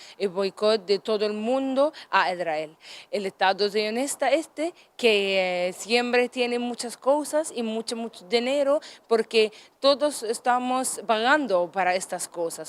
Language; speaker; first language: Spanish; non-native, learner; Arabic